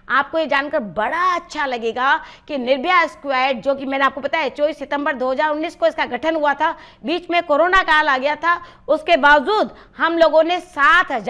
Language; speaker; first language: Hindi; native; Hindi